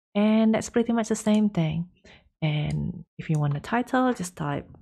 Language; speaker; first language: English; non-native, fluent; Indonesian